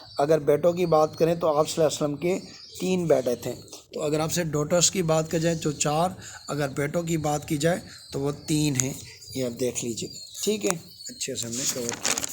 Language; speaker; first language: Urdu; non-native, local second language; Sindhi